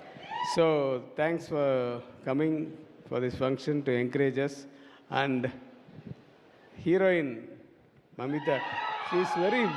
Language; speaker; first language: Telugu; non-native, learner; Tamil